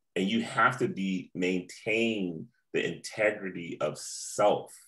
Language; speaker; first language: English; native; English